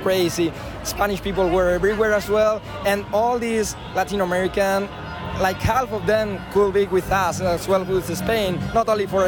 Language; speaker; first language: English; non-native, fluent; Spanish